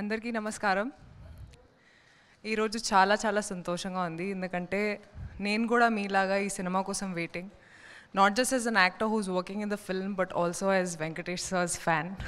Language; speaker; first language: Telugu; non-native, learner; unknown